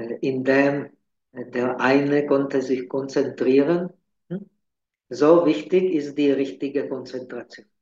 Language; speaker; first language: German; non-native, fluent; Czech